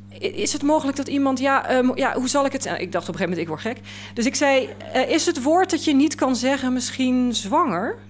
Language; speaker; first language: Dutch; native; Dutch